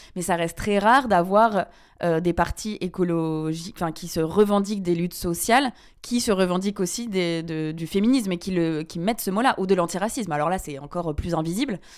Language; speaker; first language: French; native; French